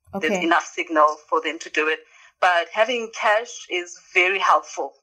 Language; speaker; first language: English; non-native, local second language; Zulu